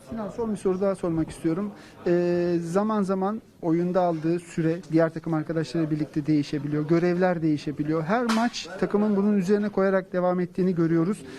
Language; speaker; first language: Turkish; native; Turkish